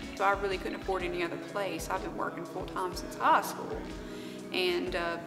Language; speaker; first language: English; native; English